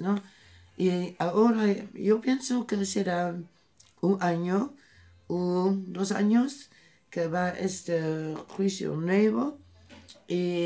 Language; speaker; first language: Spanish; non-native, learner; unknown